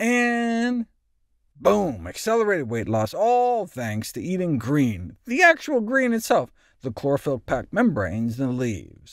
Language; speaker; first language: English; native; English